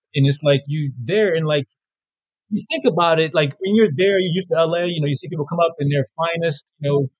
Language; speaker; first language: English; native; English